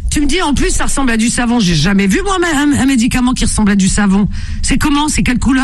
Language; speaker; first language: French; native; French